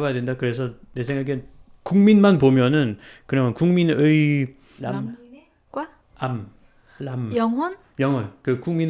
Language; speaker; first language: Korean; non-native, fluent; French